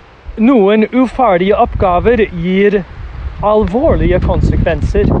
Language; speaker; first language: Norwegian; non-native, fluent; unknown